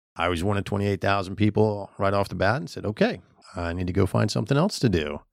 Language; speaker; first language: English; native; English